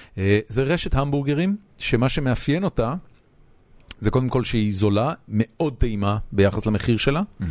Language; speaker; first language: Hebrew; native; Hebrew